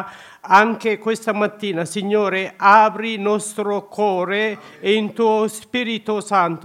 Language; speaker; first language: Italian; non-native, learner; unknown